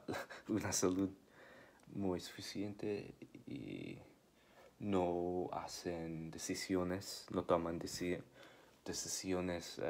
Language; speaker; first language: Spanish; non-native, learner; English